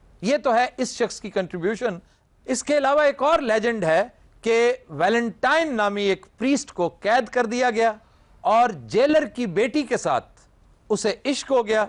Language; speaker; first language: Urdu; native; Urdu